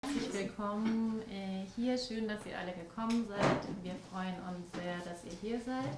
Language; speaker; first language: German; early bilingual, other home language; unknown